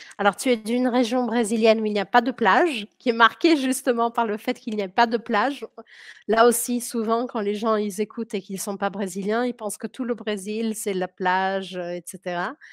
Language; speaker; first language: French; native; French